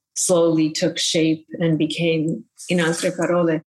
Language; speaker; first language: English; early bilingual, other home language; Bangla